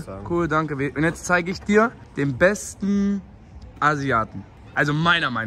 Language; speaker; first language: German; native; German